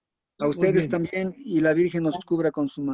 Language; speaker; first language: Spanish; native; Spanish